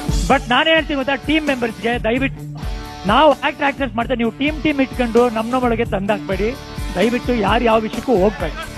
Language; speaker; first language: Kannada; native; Kannada